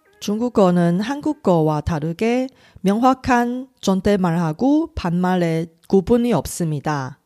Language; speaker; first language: Korean; non-native, fluent; Chinese